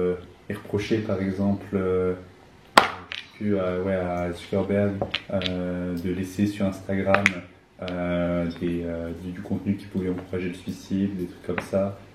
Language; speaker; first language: French; native; French